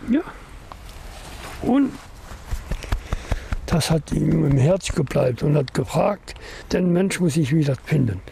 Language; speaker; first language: German; non-native, learner; French